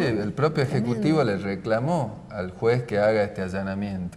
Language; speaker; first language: Spanish; native; Spanish